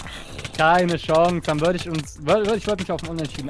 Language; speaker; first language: German; native; German